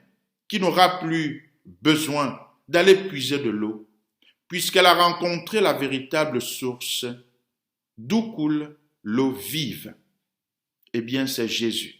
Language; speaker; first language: French; native; French